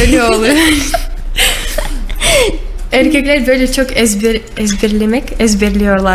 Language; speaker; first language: Turkish; non-native, learner; Russian